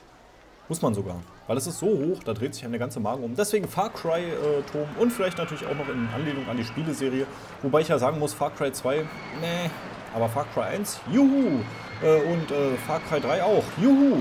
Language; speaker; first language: German; native; German